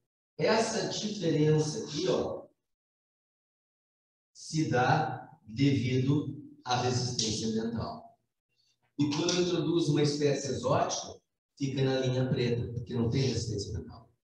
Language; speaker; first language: Portuguese; native; Portuguese